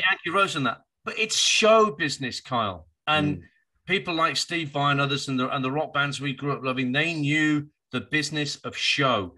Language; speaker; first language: English; native; English